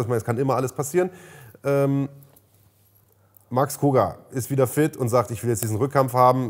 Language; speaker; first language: German; native; German